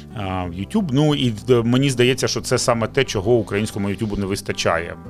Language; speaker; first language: Ukrainian; non-native, local second language; Russian